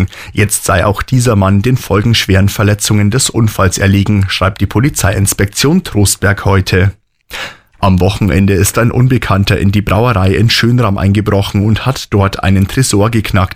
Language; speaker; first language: German; native; German